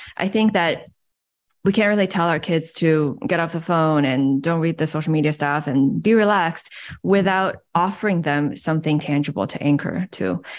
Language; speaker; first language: English; early bilingual, other home language; Chinese